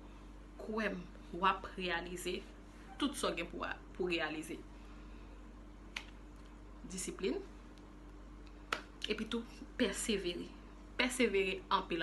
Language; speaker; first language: French; non-native, local second language; Haitian Creole